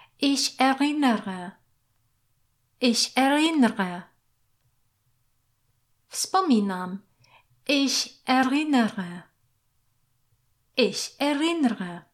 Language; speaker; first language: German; non-native, fluent; Polish